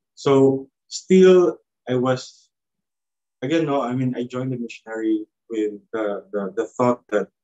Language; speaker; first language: English; non-native, local second language; Cebuano